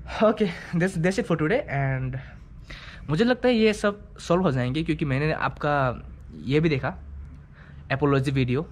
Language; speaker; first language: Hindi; non-native, local second language; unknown